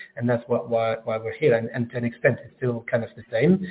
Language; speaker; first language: English; non-native, fluent; Arabic